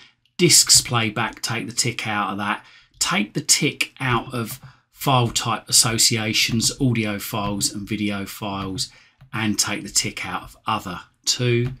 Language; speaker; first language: English; native; English